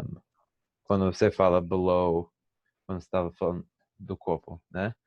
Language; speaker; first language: Portuguese; non-native, fluent; English